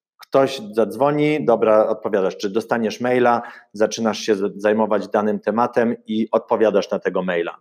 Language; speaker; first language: Polish; early bilingual, heritage; Polish